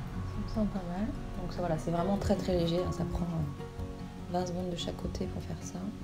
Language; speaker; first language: French; native; French